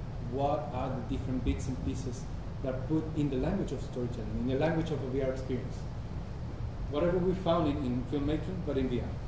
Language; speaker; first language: English; early bilingual, other home language; Spanish